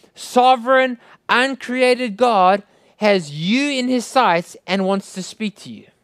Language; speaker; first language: English; native; English